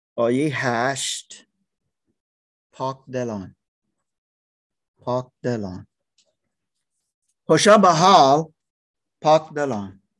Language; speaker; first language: Persian; non-native, learner; English